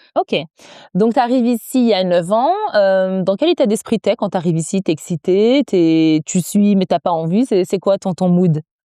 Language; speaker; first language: French; native; French